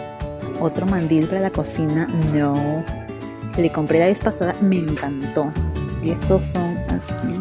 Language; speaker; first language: Spanish; native; Spanish